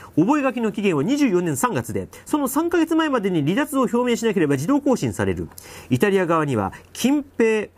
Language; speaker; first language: Japanese; native; Japanese